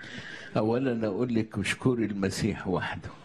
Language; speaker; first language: Arabic; native; Arabic